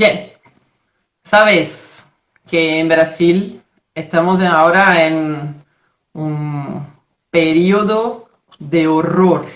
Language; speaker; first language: Spanish; non-native, fluent; Portuguese